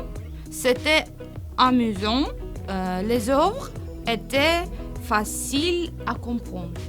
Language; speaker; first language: French; non-native, learner; Armenian